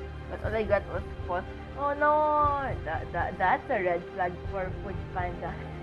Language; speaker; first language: English; non-native, local second language; Filipino